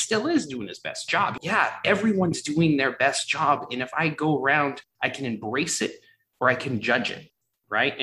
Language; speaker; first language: English; native; English